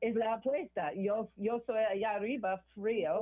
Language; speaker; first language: Spanish; non-native, learner; English